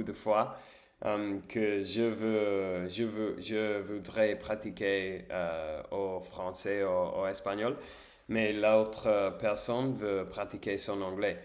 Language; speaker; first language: French; non-native, learner; English